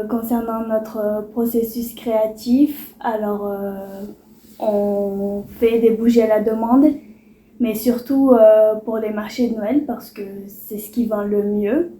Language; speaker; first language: French; early bilingual, other home language; Portuguese